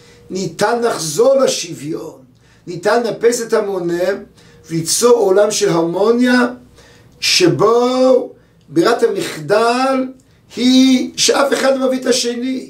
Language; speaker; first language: Hebrew; native; Hebrew